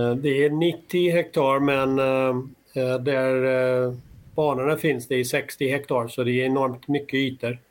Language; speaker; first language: Swedish; non-native, fluent; English